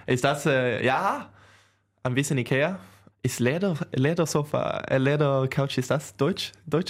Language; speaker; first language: German; non-native, learner; Swedish